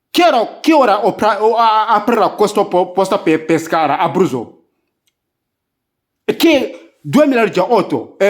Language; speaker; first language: Italian; non-native, learner; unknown